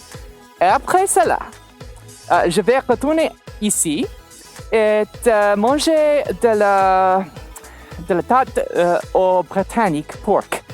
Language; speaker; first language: French; non-native, learner; English